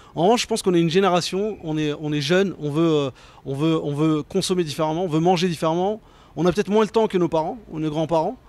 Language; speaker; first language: French; native; French